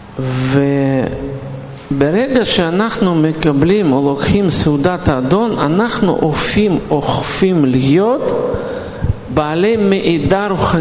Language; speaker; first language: Hebrew; non-native, fluent; Russian